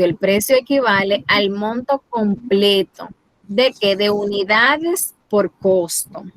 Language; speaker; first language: Spanish; native; Spanish